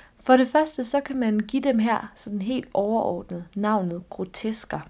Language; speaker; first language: Danish; native; Danish